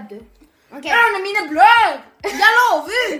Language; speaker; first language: Norwegian; non-native, fluent; Arabic